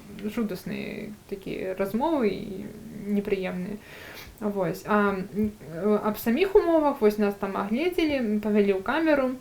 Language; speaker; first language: Belarusian; native; Belarusian